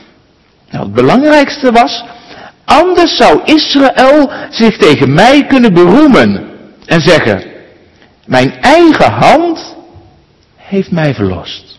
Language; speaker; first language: Dutch; native; Dutch